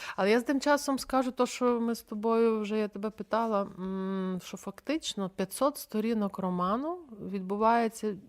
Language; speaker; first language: Ukrainian; native; Ukrainian